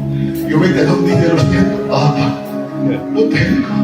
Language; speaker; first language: Spanish; native; Spanish